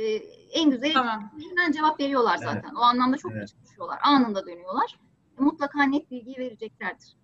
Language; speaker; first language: Turkish; native; Turkish